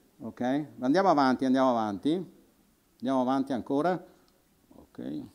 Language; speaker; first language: Italian; native; Italian